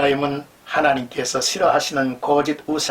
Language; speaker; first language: Korean; native; Korean